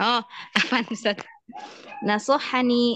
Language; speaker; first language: Arabic; non-native, learner; Indonesian